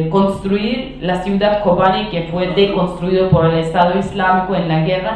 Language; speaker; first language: Spanish; non-native, fluent; Kurdish